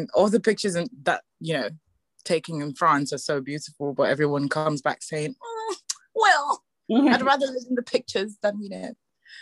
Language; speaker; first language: English; non-native, local second language; Yoruba